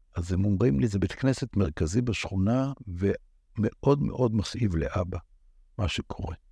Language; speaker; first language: Hebrew; native; Hebrew